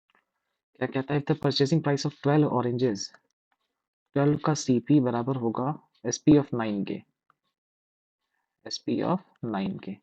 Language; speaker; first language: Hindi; native; Hindi